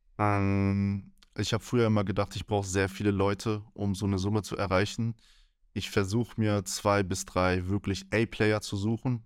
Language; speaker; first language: German; early bilingual, other home language; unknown